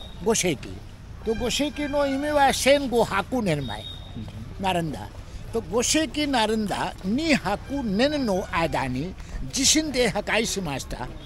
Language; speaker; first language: Japanese; non-native, learner; Hindi